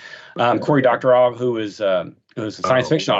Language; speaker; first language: English; native; English